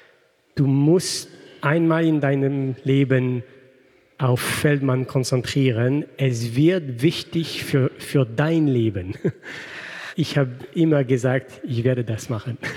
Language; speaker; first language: German; non-native, fluent; French